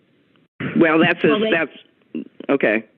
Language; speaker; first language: English; native; English